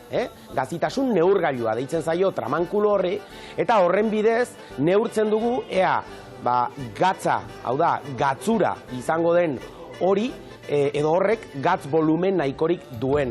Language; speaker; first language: Basque; native; Basque